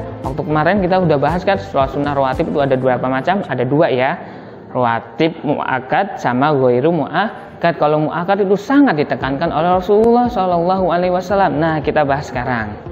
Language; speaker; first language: Indonesian; native; Indonesian